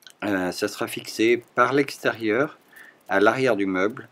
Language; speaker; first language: French; native; French